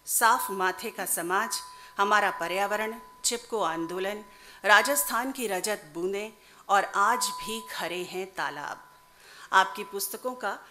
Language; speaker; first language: Hindi; native; Hindi